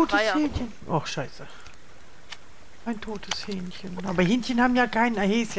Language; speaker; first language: German; native; German